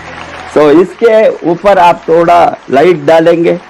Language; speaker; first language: Hindi; non-native, local second language; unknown